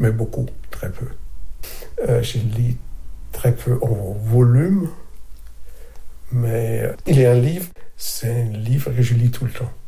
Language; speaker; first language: French; non-native, fluent; German